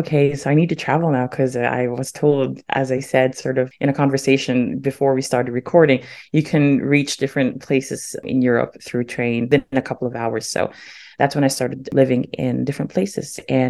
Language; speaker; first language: English; non-native, local second language; German